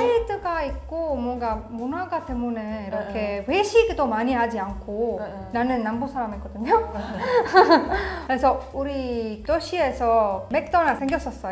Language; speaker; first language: Korean; non-native, fluent; Italian